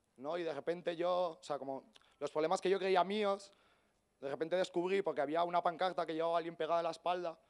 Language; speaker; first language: Spanish; native; Spanish